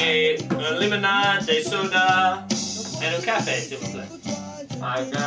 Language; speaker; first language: French; non-native, learner; English